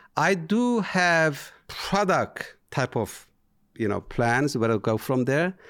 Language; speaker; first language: English; non-native, fluent; Turkish